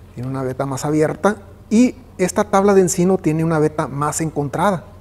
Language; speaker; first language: Spanish; native; Spanish